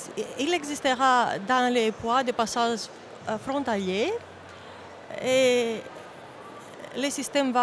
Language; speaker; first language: French; non-native, fluent; Greek